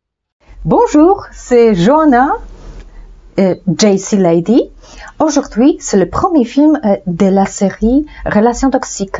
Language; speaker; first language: French; non-native, fluent; Polish